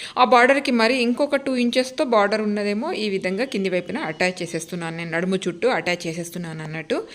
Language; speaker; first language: Telugu; native; Telugu